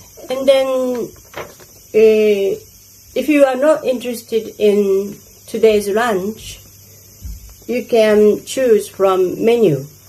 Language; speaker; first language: English; non-native, fluent; Japanese